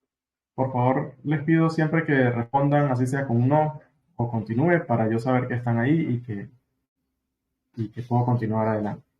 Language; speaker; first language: Spanish; native; Spanish